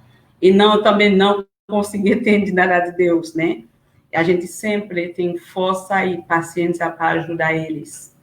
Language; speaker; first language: Portuguese; non-native, learner; Haitian Creole